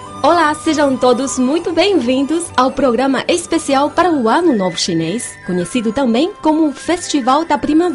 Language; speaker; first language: Portuguese; non-native, fluent; Chinese